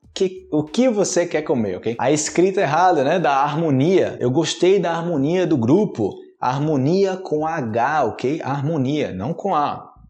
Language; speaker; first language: Portuguese; native; Portuguese